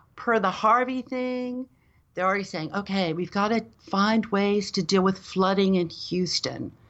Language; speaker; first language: English; native; English